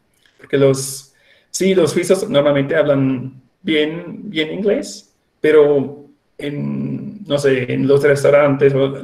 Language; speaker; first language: Spanish; non-native, fluent; Swiss German